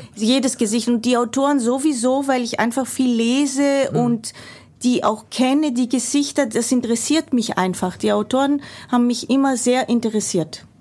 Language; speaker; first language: German; non-native, fluent; Greek